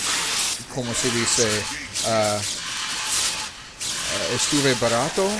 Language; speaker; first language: Spanish; non-native, learner; English